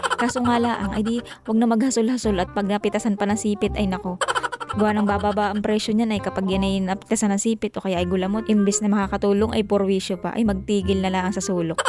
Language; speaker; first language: Filipino; native; Filipino